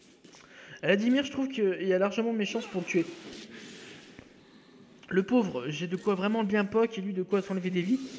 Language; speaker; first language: French; native; French